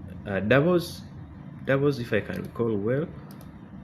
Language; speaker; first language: English; non-native, local second language; Ganda